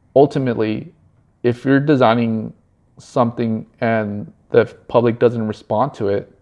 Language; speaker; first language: English; early bilingual, other home language; Spanish